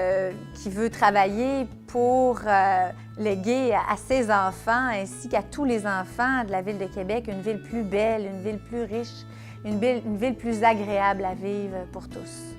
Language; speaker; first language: French; native; French